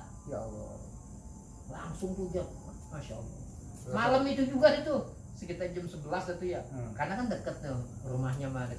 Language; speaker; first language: Indonesian; native; Indonesian